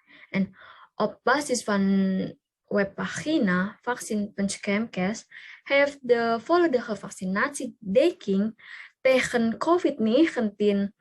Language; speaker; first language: Dutch; non-native, learner; Indonesian